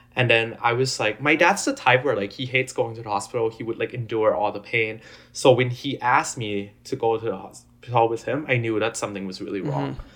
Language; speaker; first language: English; non-native, fluent; Thai